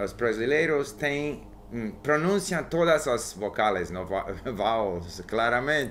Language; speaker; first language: Portuguese; non-native, learner; English